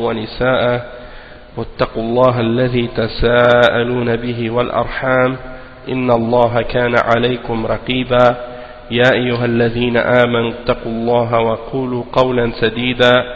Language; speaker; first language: Arabic; non-native, fluent; French